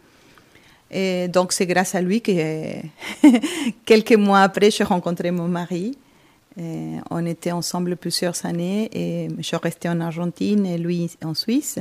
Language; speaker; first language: French; non-native, fluent; Spanish